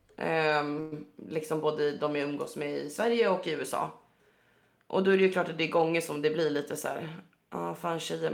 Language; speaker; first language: Swedish; native; Swedish